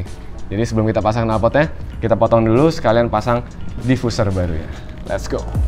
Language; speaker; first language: Indonesian; native; Indonesian